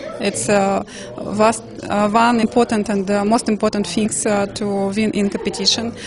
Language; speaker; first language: English; non-native, learner; Russian